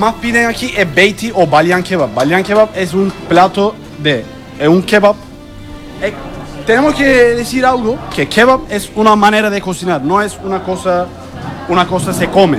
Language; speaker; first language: Spanish; non-native, learner; Turkish